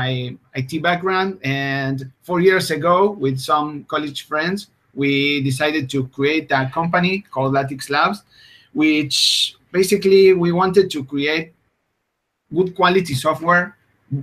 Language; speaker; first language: English; non-native, fluent; Spanish